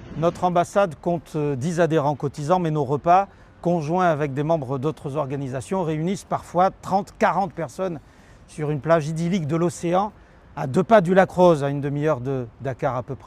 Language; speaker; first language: French; native; French